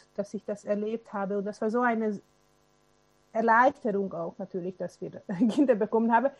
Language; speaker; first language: German; non-native, fluent; Hungarian